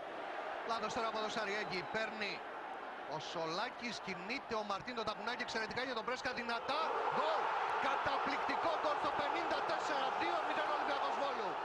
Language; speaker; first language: Greek; native; Greek